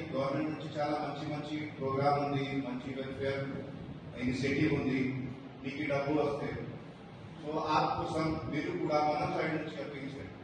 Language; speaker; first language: Telugu; non-native, learner; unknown